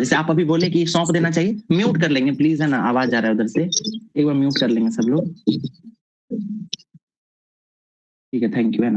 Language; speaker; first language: Hindi; native; Hindi